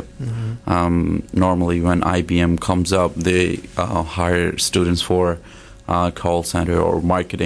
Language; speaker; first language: English; non-native, local second language; Punjabi